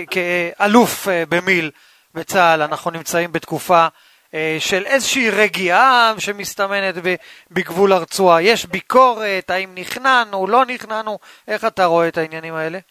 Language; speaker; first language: Hebrew; native; Hebrew